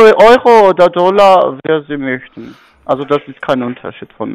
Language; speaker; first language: German; non-native, learner; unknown